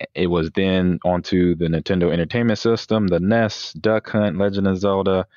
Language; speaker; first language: English; native; English